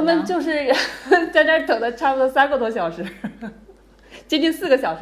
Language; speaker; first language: Chinese; native; Chinese